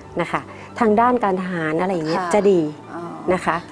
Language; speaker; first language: Thai; native; Thai